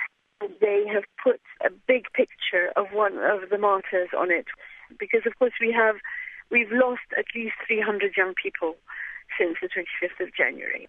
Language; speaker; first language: English; non-native, fluent; Arabic